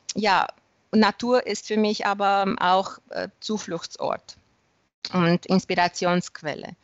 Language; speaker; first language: German; non-native, fluent; Romanian